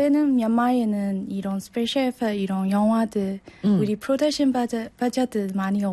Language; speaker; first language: Korean; non-native, learner; Burmese